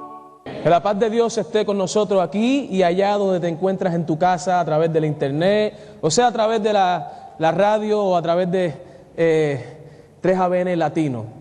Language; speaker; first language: Spanish; native; Spanish